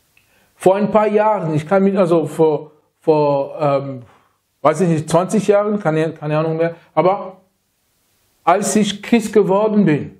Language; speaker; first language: German; non-native, learner; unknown